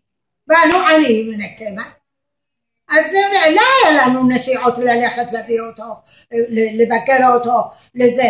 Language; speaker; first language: Hebrew; non-native, learner; Arabic